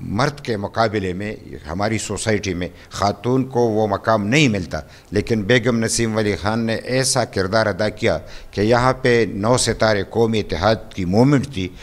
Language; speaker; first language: Urdu; non-native, local second language; Pashto